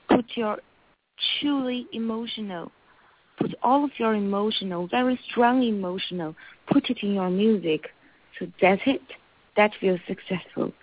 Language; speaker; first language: English; non-native, learner; Chinese